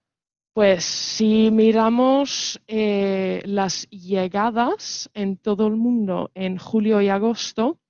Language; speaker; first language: Spanish; non-native, fluent; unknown